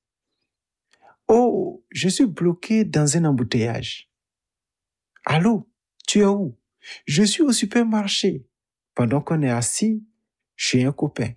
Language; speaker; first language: French; native; French